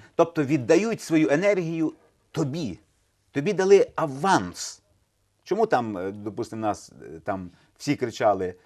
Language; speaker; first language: Ukrainian; native; Ukrainian